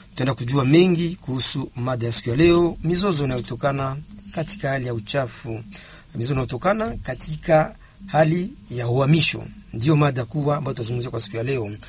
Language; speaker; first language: Swahili; native; Swahili